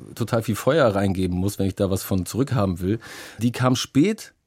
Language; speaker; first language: German; native; German